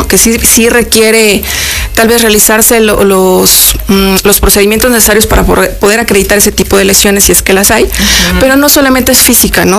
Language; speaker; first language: Spanish; native; Spanish